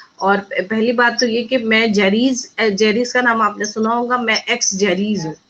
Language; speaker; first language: Urdu; native; Urdu